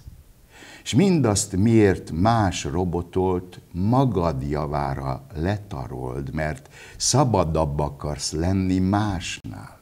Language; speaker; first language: Hungarian; native; Hungarian